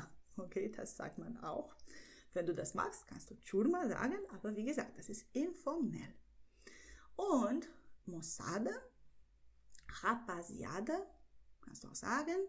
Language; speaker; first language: German; non-native, fluent; Portuguese